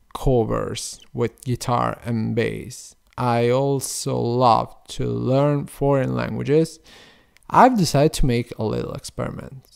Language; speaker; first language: English; non-native, fluent; Italian